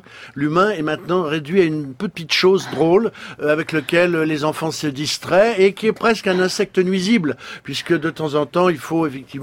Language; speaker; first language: French; native; French